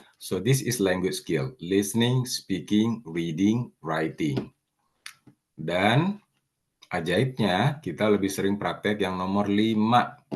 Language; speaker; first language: Indonesian; native; Indonesian